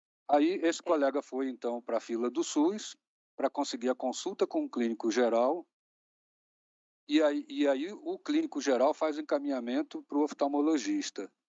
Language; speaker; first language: Portuguese; native; Portuguese